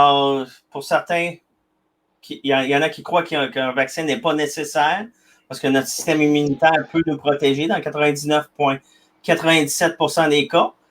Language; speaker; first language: French; native; French